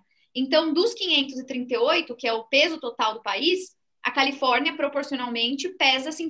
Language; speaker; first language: Portuguese; native; Portuguese